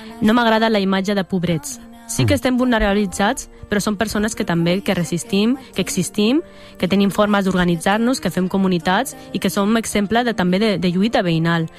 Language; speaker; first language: Catalan; early bilingual, other home language; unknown